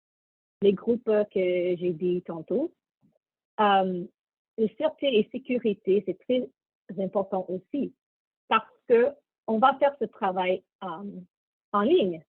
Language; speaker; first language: French; non-native, learner; English